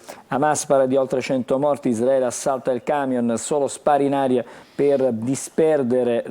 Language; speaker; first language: Italian; native; Italian